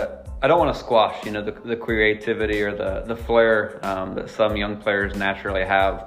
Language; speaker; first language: English; native; English